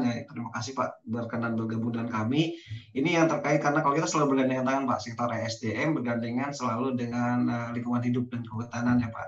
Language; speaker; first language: Indonesian; native; Indonesian